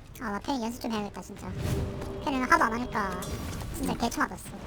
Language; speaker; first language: Korean; native; Korean